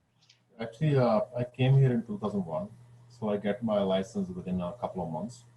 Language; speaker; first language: English; non-native, fluent; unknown